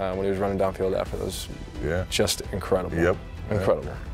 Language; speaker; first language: English; native; English